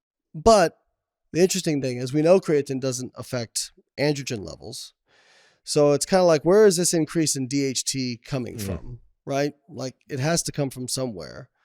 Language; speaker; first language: English; native; English